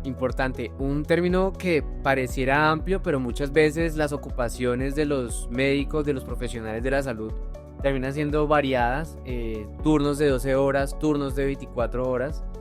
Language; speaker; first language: Spanish; native; Spanish